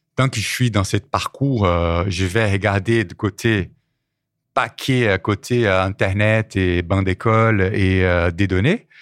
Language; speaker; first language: French; non-native, fluent; Portuguese